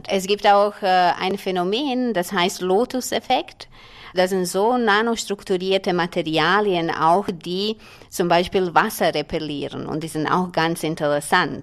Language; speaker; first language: German; non-native, fluent; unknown